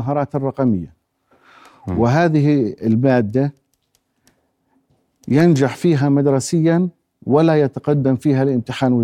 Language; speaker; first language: Arabic; native; Arabic